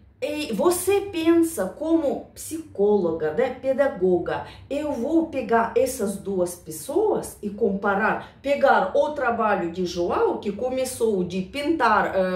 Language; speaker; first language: Portuguese; non-native, fluent; Russian